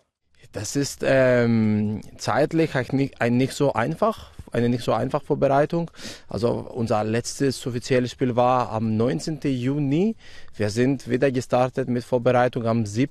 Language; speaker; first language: German; non-native, fluent; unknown